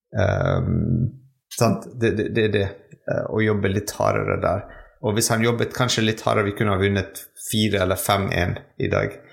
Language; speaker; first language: Norwegian; non-native, fluent; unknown